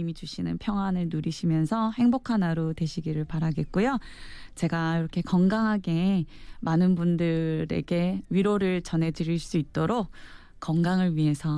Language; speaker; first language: Korean; native; Korean